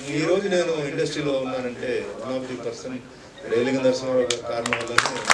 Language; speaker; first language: Telugu; non-native, fluent; Tulu